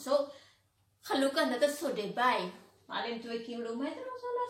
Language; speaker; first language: Dutch; non-native, learner; Indonesian